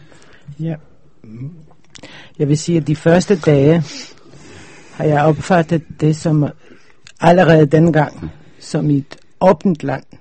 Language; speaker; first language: Danish; non-native, fluent; Polish